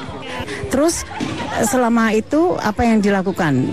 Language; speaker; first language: Indonesian; native; Indonesian